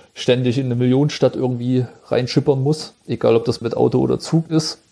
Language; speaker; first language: German; native; German